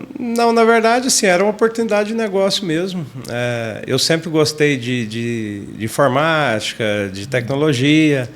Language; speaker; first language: Portuguese; native; Portuguese